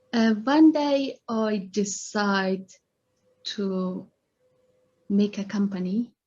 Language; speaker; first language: English; non-native, learner; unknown